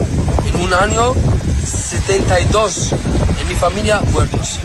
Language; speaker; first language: Spanish; non-native, learner; Arabic